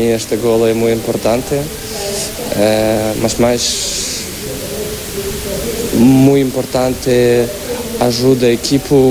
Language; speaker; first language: Portuguese; non-native, learner; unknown